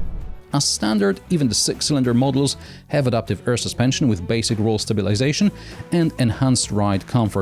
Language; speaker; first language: English; non-native, fluent; Polish